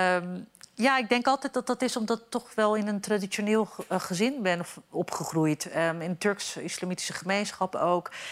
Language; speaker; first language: Dutch; early bilingual, other home language; Turkish